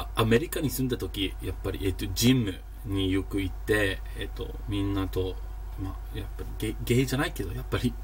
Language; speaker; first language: Japanese; non-native, learner; English